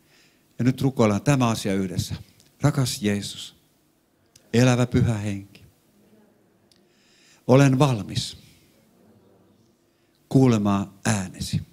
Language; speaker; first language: Finnish; non-native, fluent; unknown